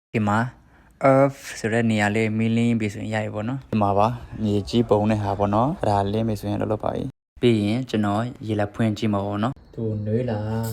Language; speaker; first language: Burmese; native; Burmese